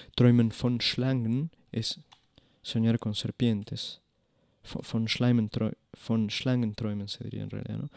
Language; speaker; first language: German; non-native, fluent; Spanish